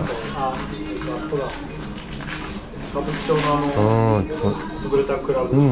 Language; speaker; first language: Japanese; native; Japanese